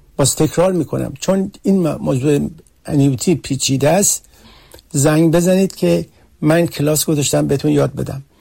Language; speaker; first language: Persian; early bilingual, heritage; Persian